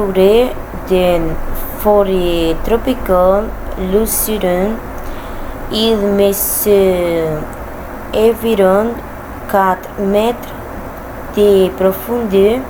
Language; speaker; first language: French; non-native, learner; Spanish